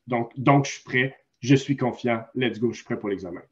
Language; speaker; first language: French; native; French